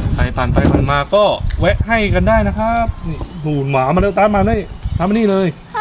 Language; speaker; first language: Thai; native; Thai